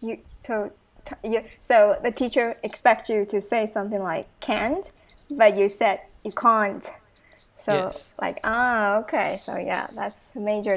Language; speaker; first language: English; non-native, fluent; Chinese